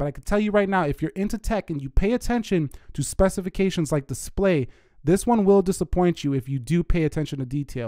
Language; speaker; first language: English; native; English